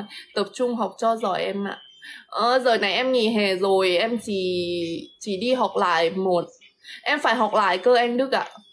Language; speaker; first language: Vietnamese; non-native, fluent; Lao